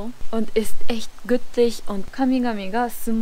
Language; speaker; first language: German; non-native, fluent; Japanese